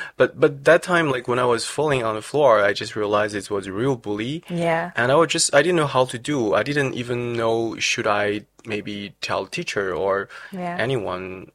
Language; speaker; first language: English; non-native, fluent; Chinese